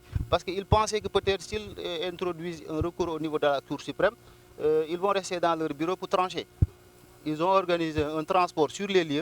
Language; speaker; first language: French; non-native, local second language; Wolof